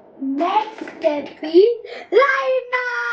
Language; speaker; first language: English; non-native, local second language; Marathi